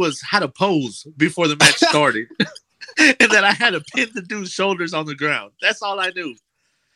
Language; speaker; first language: English; native; English